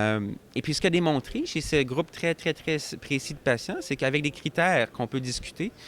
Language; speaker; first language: French; native; French